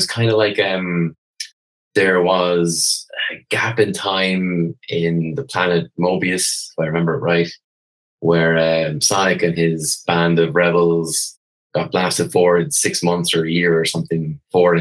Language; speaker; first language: English; native; English